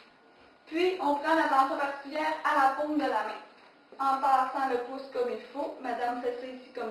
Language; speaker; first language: French; native; French